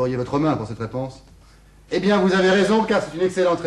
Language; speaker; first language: French; native; French